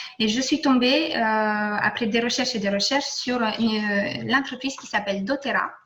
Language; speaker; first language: French; non-native, fluent; Romanian